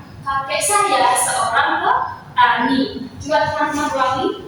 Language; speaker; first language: Indonesian; native; Indonesian